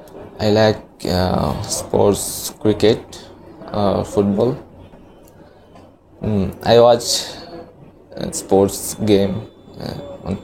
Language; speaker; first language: English; non-native, learner; Bangla